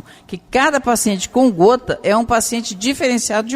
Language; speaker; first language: Portuguese; native; Portuguese